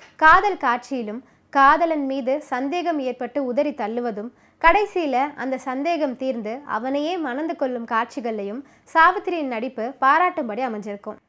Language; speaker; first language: Tamil; native; Tamil